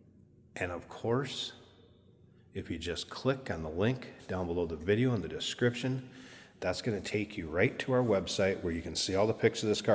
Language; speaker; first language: English; native; English